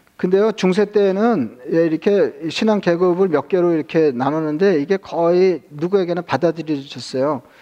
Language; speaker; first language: Korean; native; Korean